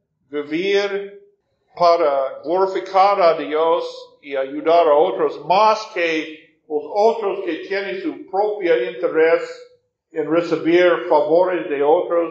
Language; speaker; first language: Spanish; non-native, fluent; English